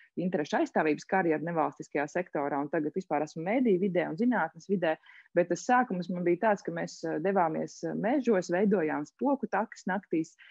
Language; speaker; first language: Latvian; native; Latvian